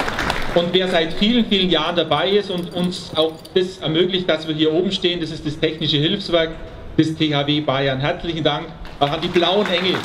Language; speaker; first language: German; native; German